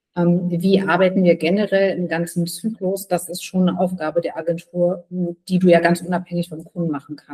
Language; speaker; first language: German; native; German